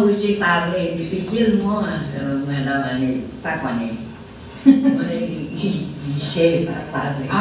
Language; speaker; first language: French; non-native, learner; Nepali